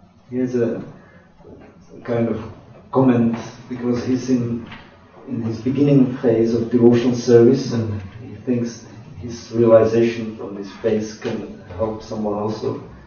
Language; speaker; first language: English; non-native, fluent; Czech